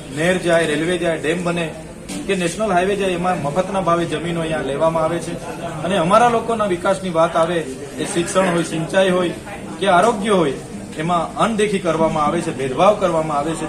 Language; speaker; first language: Gujarati; non-native, local second language; Vasavi